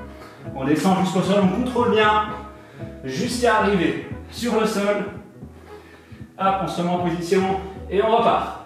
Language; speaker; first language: French; native; French